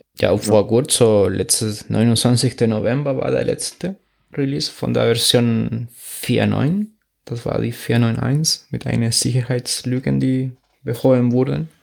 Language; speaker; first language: German; non-native, fluent; Spanish